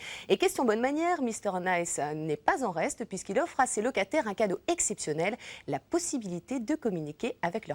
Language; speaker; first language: French; native; French